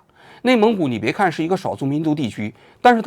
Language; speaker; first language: Chinese; native; Chinese